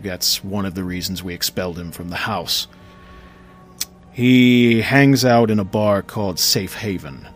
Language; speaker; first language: English; native; English